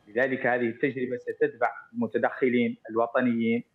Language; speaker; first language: Arabic; native; Arabic